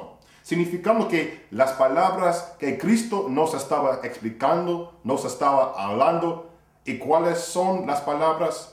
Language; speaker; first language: Spanish; non-native, fluent; English